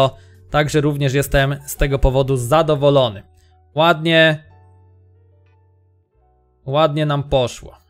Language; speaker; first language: Polish; native; Polish